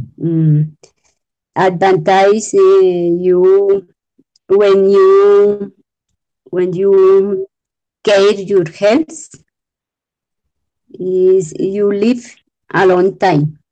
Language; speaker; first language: English; non-native, learner; Spanish